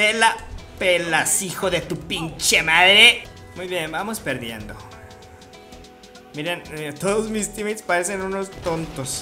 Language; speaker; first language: Spanish; native; Spanish